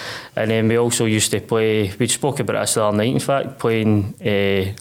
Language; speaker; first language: English; native; English